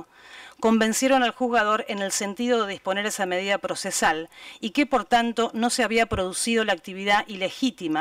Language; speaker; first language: Spanish; native; Spanish